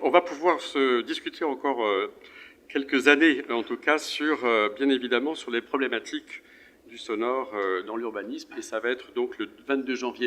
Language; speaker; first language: French; native; French